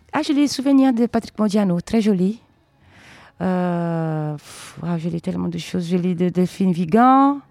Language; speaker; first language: French; non-native, fluent; Portuguese